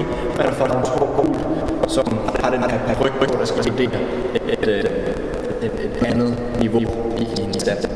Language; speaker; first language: Danish; native; Danish